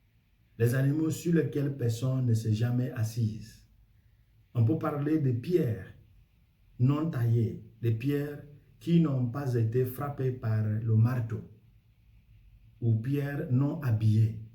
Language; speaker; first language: French; non-native, fluent; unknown